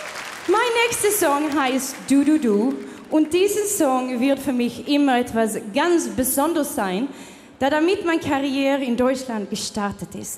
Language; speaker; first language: German; non-native, fluent; Swedish